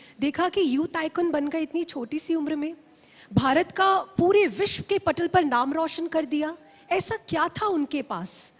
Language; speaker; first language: Hindi; native; Hindi